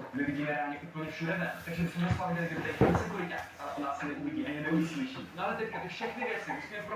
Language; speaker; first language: Czech; native; Czech